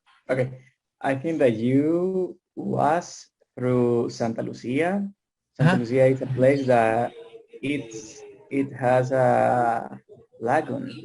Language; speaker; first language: English; non-native, learner; Spanish